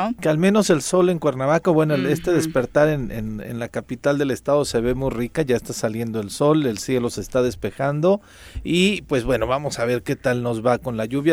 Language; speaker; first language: Spanish; native; Spanish